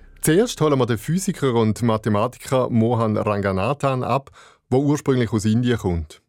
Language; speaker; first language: German; native; German